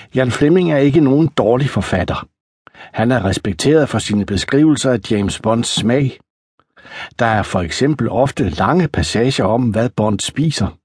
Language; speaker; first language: Danish; native; Danish